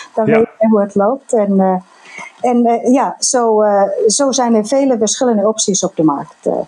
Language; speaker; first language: Dutch; non-native, fluent; Finnish